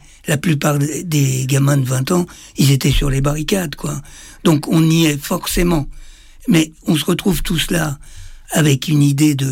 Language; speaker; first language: French; native; French